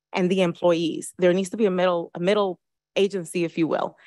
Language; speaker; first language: English; early bilingual, other home language; Spanish